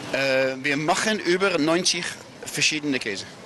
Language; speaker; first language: German; non-native, fluent; Dutch